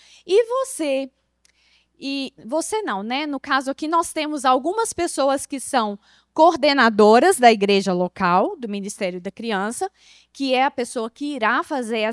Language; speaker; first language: Portuguese; native; Portuguese